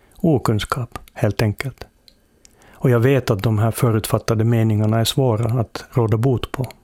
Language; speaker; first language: Swedish; native; Swedish